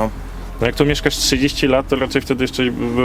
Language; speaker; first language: Polish; native; Polish